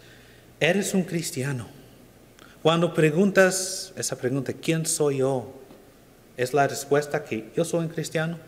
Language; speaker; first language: Spanish; non-native, fluent; English